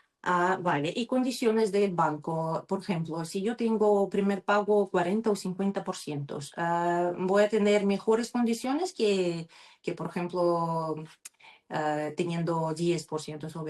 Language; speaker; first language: Spanish; non-native, learner; Russian